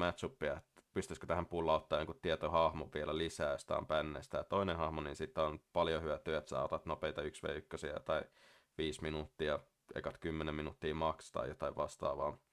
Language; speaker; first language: Finnish; native; Finnish